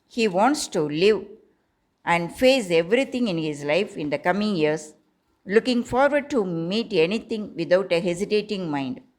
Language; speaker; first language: English; non-native, local second language; Tamil